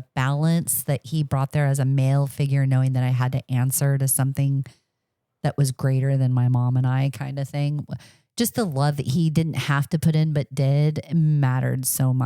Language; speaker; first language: English; native; English